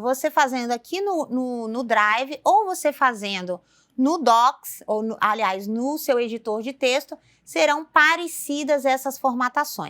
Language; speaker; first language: Portuguese; native; Portuguese